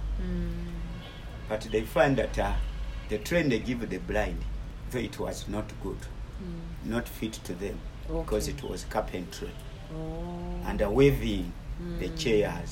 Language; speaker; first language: English; non-native, local second language; Ganda